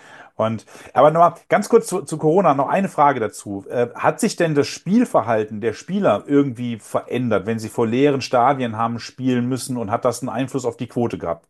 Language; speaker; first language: German; native; German